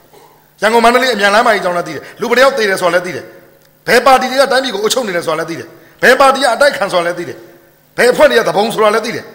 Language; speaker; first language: Burmese; native; Burmese